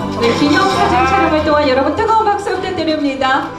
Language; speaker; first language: Korean; native; Korean